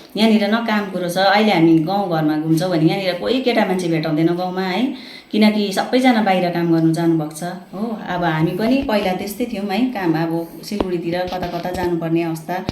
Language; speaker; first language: Nepali; native; Nepali